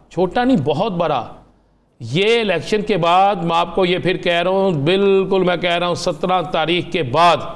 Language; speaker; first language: Urdu; non-native, local second language; Punjabi